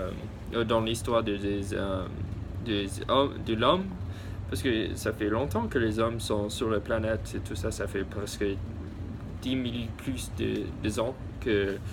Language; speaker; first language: French; early bilingual, heritage; English